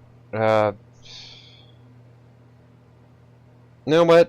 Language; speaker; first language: English; native; English